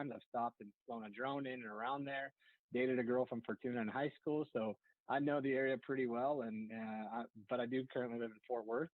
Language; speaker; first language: English; native; English